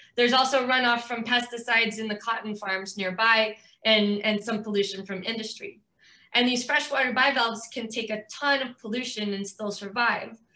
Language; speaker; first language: English; native; English